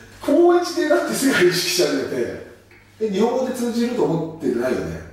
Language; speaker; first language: Japanese; native; Japanese